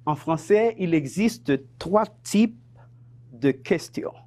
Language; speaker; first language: French; non-native, fluent; Spanish